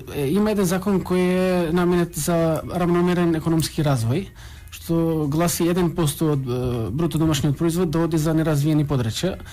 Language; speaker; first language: Macedonian; non-native, local second language; Albanian